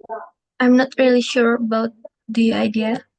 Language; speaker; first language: English; non-native, learner; Indonesian